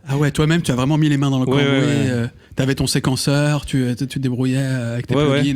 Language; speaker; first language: French; native; French